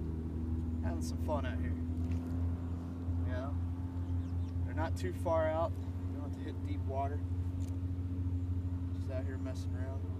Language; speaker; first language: English; native; English